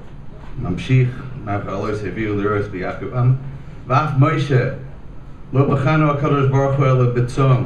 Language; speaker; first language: Hebrew; non-native, fluent; English